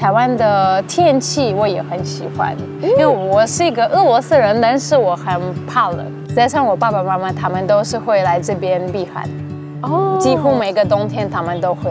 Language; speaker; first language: Chinese; non-native, fluent; Russian